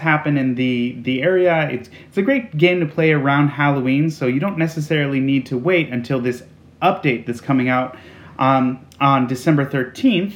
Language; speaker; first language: English; native; English